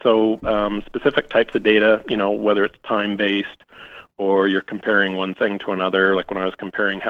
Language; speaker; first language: English; native; English